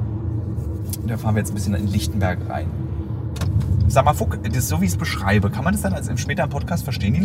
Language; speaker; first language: German; native; German